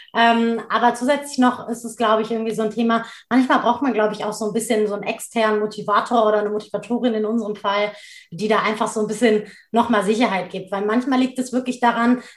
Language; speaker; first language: German; native; German